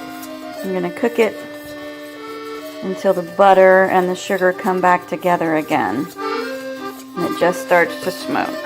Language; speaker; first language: English; native; English